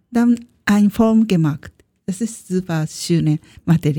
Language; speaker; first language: German; non-native, learner; Japanese